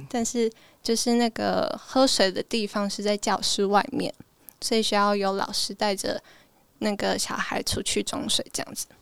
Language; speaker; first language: Chinese; early bilingual, heritage; Chinese